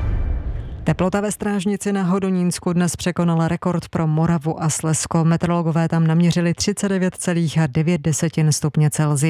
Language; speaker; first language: Czech; native; Czech